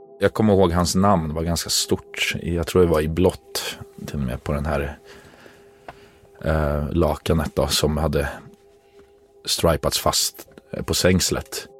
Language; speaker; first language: Swedish; native; Swedish